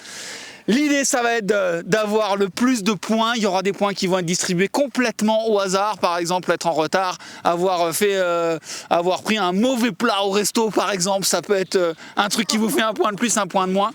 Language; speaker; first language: French; native; French